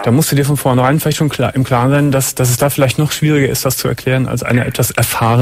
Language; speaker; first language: German; native; German